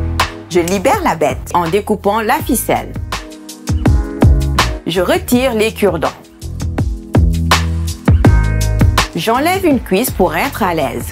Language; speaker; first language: French; native; French